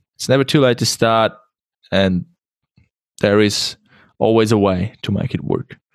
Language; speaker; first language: English; non-native, fluent; Czech